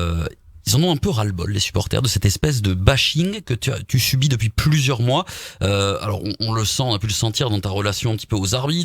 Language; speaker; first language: French; native; French